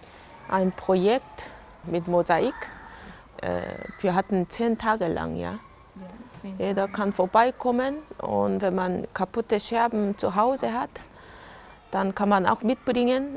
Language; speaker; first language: German; non-native, learner; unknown